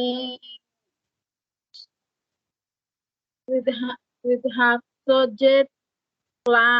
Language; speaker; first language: English; non-native, learner; Spanish